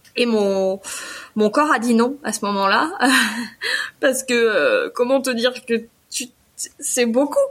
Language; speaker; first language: French; native; French